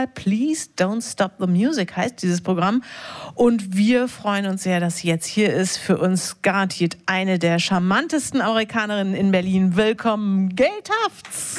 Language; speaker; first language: German; native; German